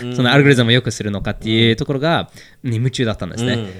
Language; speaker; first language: Japanese; non-native, fluent; English